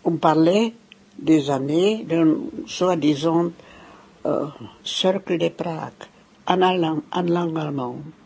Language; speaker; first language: French; non-native, fluent; German